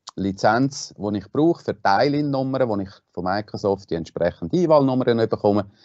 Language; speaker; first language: German; native; German